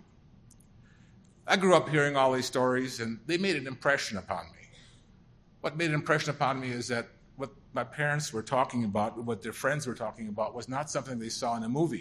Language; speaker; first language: English; native; English